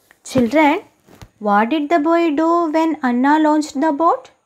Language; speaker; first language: English; non-native, local second language; Malayalam